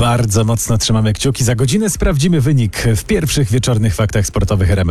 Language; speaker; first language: Polish; native; Polish